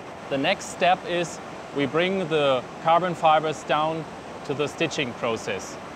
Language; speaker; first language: English; non-native, fluent; German